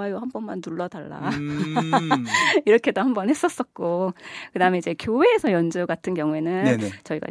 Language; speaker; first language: Korean; native; Korean